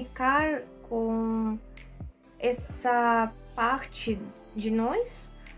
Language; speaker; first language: Portuguese; non-native, learner; Russian